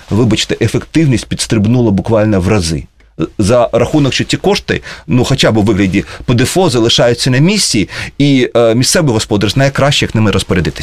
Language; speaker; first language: Ukrainian; native; Ukrainian